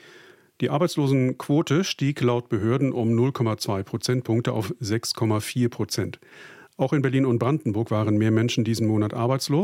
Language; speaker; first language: German; native; German